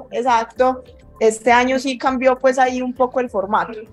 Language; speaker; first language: Spanish; native; Spanish